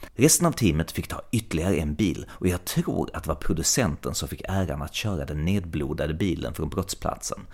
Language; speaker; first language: English; non-native, fluent; Swedish